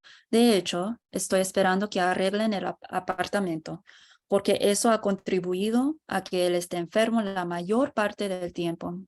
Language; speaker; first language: Spanish; non-native, fluent; English